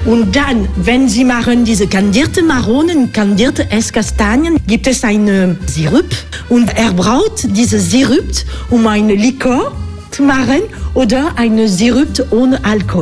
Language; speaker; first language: German; non-native, learner; French